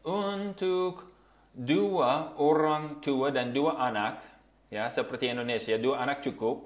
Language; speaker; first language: Indonesian; non-native, fluent; English